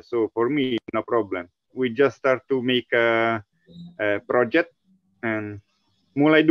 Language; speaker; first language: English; non-native, fluent; Italian